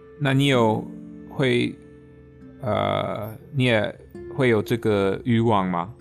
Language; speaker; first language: Chinese; non-native, fluent; English